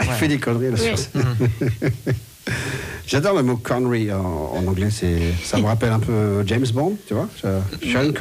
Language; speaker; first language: French; native; French